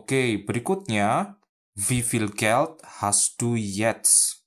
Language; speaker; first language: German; non-native, fluent; Indonesian